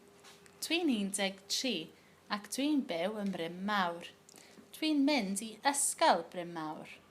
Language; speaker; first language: Welsh; non-native, local second language; English